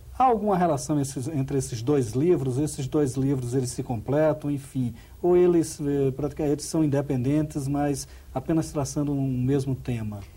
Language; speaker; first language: Portuguese; native; Portuguese